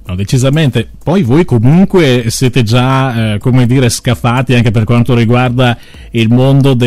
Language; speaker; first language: Italian; native; Italian